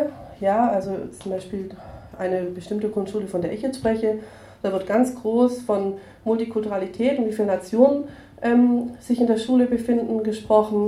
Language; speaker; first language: German; native; German